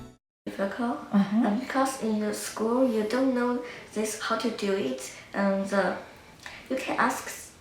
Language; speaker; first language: English; non-native, learner; Chinese